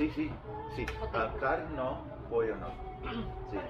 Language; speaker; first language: Spanish; non-native, learner; English